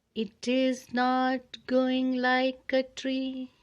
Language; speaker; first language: English; non-native, local second language; Punjabi